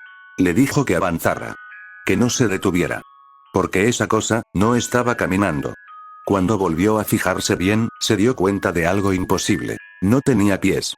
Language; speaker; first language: Spanish; native; Spanish